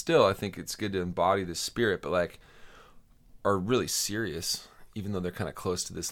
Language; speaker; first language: English; native; English